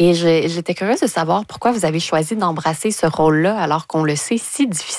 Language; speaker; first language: French; native; French